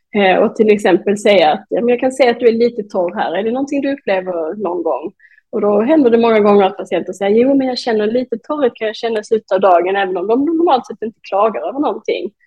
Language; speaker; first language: Swedish; native; Swedish